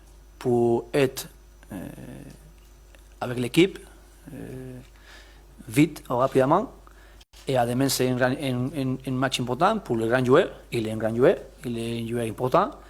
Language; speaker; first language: French; non-native, learner; Spanish